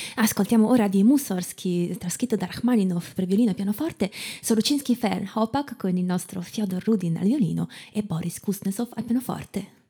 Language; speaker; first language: Italian; native; Italian